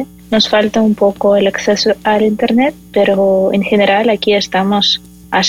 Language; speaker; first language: Spanish; non-native, fluent; Ukrainian